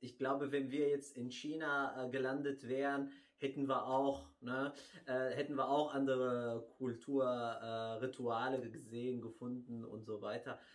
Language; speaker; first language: German; non-native, fluent; Arabic